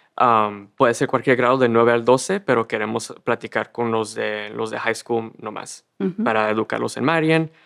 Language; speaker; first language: Spanish; early bilingual, heritage; Spanish